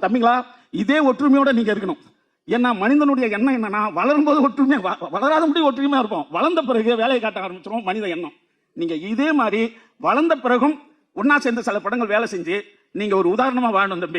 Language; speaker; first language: Tamil; native; Tamil